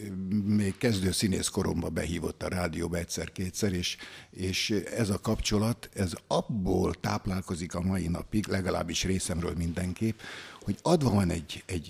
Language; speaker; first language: Hungarian; native; Hungarian